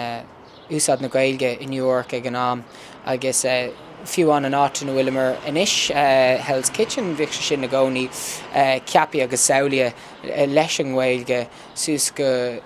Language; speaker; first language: Irish; early bilingual, heritage; English